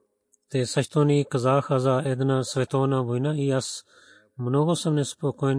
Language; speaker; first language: Bulgarian; non-native, learner; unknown